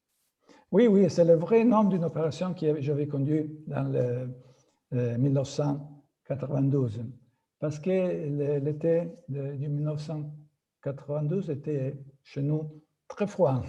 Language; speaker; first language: French; non-native, fluent; Italian